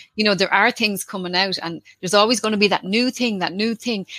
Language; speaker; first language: English; native; English